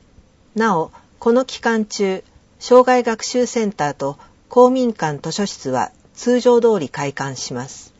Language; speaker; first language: Japanese; native; Japanese